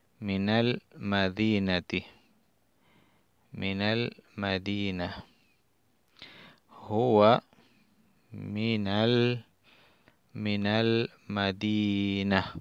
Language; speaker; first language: Arabic; non-native, learner; Spanish